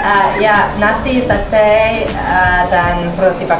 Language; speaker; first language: Indonesian; non-native, learner; English